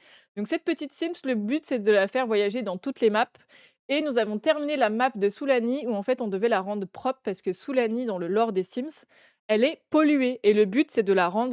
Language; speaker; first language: French; native; French